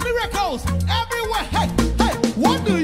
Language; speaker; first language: English; non-native, local second language; Igbo